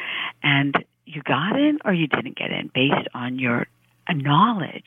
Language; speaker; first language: English; early bilingual, other home language; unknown